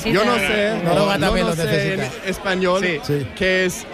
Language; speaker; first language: Spanish; non-native, learner; English